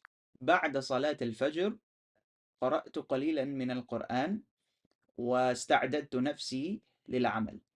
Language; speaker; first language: Arabic; non-native, fluent; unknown